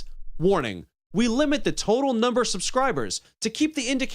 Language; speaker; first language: English; native; English